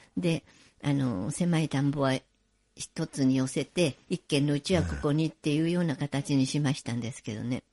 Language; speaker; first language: Japanese; native; Japanese